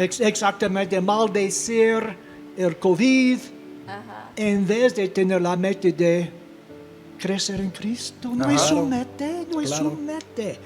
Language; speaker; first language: Spanish; non-native, fluent; English